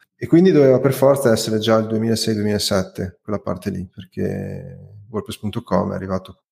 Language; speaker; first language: Italian; native; Italian